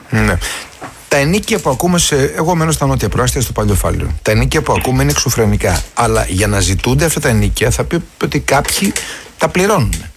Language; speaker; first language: Greek; native; Greek